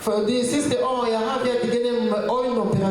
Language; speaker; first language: Danish; non-native, learner; French